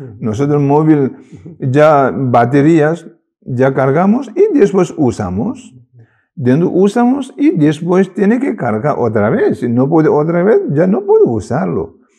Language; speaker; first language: Spanish; non-native, learner; Tibetan